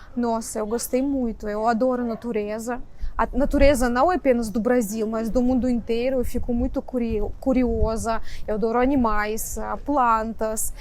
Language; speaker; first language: Portuguese; non-native, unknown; Russian